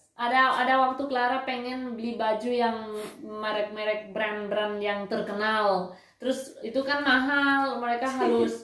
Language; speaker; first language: Indonesian; non-native, fluent; Spanish